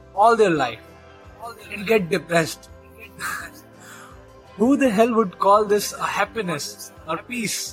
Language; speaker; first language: English; non-native, local second language; Hindi